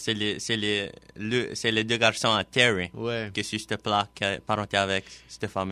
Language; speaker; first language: French; non-native, local second language; English